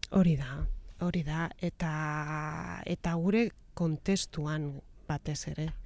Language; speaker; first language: Basque; non-native, local second language; Catalan